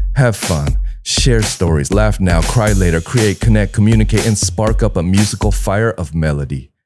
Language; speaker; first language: English; native; English